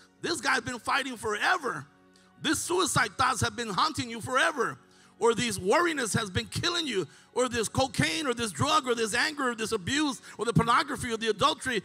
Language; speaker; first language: English; early bilingual, other home language; Spanish